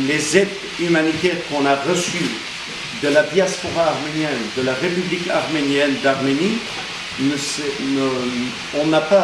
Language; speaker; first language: French; non-native, fluent; Armenian